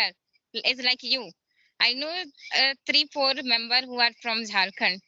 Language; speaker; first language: English; non-native, learner; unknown